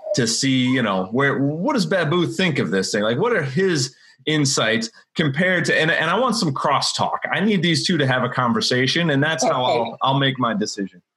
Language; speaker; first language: English; native; English